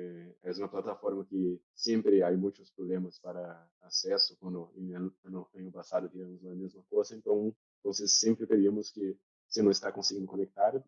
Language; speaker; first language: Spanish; non-native, learner; Portuguese